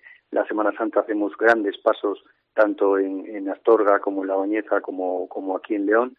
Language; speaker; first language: Spanish; native; Spanish